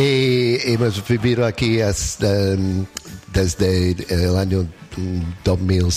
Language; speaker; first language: Spanish; non-native, learner; English